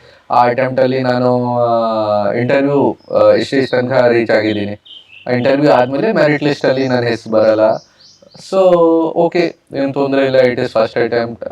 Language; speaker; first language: Kannada; non-native, local second language; Hindi